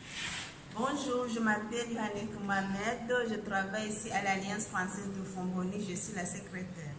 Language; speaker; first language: French; non-native, learner; Comorian